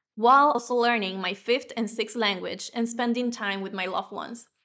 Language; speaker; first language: English; non-native, fluent; Spanish